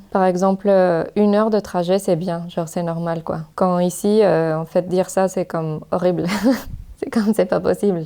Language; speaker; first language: French; non-native, fluent; Spanish